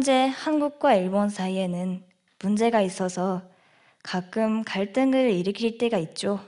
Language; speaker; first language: Korean; non-native, fluent; Japanese